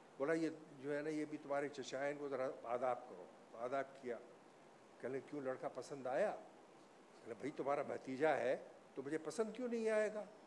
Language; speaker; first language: Urdu; native; Urdu